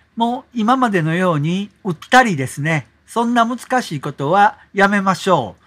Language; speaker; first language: Japanese; native; Japanese